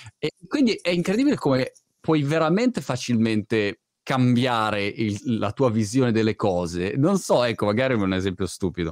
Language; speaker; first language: Italian; native; Italian